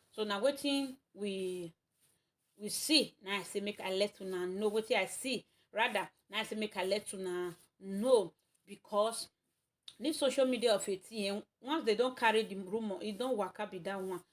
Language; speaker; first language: Nigerian Pidgin; native; Nigerian Pidgin